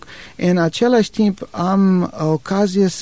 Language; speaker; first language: Romanian; non-native, learner; English